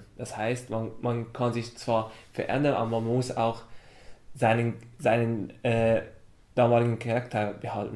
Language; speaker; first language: German; early bilingual, other home language; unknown